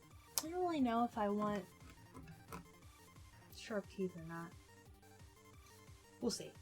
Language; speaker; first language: English; native; English